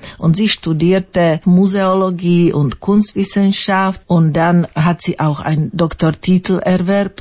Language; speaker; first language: German; non-native, fluent; Slovak